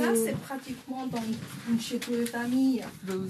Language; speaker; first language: French; non-native, fluent; Chinese